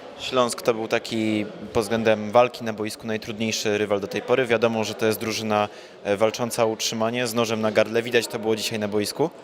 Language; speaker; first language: Polish; native; Polish